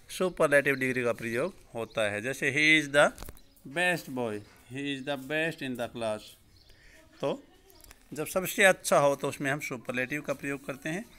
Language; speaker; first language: Hindi; native; Hindi